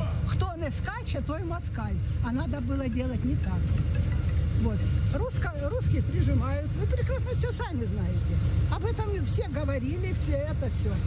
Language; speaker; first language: Russian; native; Russian